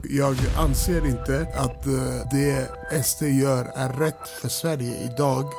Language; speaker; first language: Swedish; early bilingual, other home language; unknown